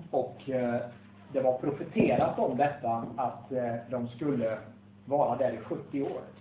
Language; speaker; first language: Swedish; native; Swedish